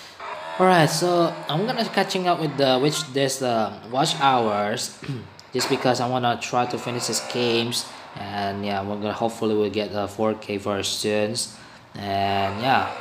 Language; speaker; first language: English; non-native, learner; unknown